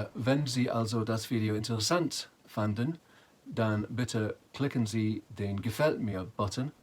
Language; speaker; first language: German; non-native, fluent; English